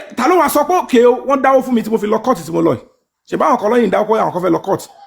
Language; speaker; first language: English; non-native, local second language; Yoruba